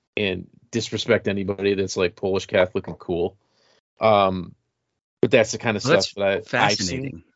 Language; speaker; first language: English; native; English